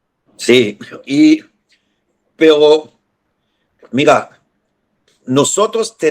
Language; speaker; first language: Spanish; non-native, fluent; Hebrew